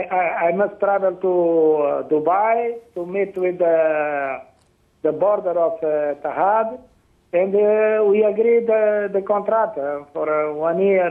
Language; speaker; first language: English; non-native, fluent; Portuguese